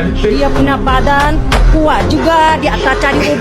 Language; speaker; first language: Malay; non-native, learner; Bangla